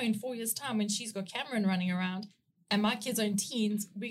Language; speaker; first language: English; native; English